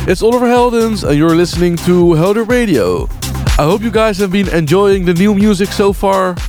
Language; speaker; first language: English; non-native, fluent; Dutch